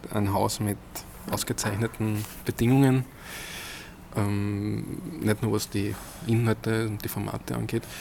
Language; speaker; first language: German; native; German